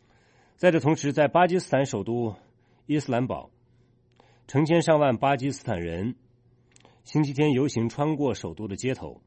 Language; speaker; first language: Chinese; native; Chinese